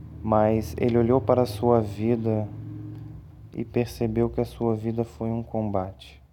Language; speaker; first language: Portuguese; native; Portuguese